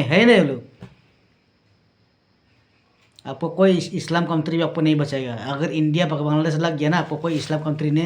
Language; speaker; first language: Hindi; non-native, local second language; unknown